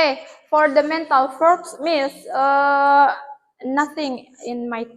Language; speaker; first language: English; non-native, learner; Indonesian